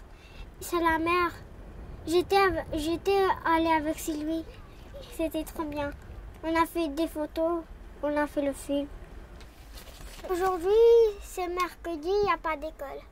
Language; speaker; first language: French; early bilingual, other home language; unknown